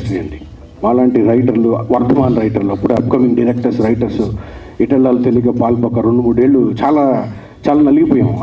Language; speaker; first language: Telugu; native; Telugu